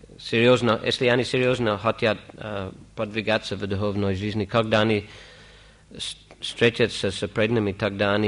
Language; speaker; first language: Russian; non-native, fluent; English